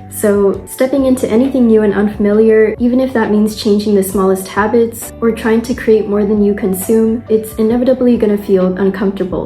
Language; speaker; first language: English; native; English